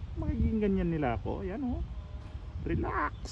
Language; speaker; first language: Filipino; native; Filipino